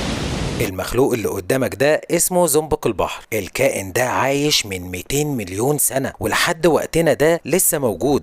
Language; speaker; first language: Arabic; native; Arabic